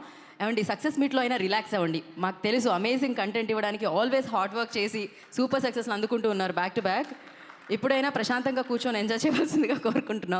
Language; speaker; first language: Telugu; native; Telugu